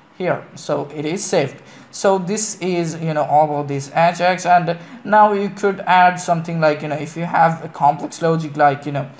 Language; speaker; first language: English; non-native, local second language; Malayalam